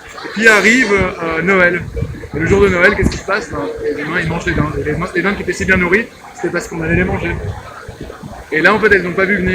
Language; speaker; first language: French; native; French